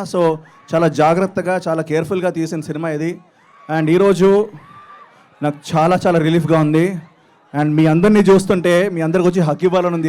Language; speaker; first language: Telugu; native; Telugu